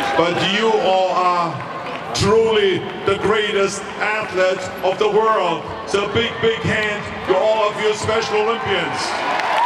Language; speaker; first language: English; non-native, fluent; German